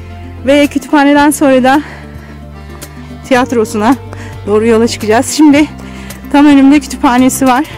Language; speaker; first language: Turkish; native; Turkish